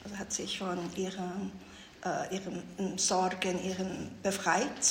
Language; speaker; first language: German; non-native, fluent; Chinese